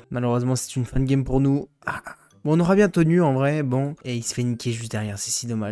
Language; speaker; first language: French; native; French